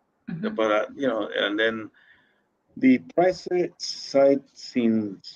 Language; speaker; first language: German; non-native, learner; Spanish